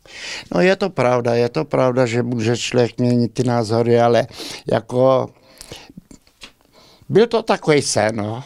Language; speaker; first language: Czech; early bilingual, heritage; Czech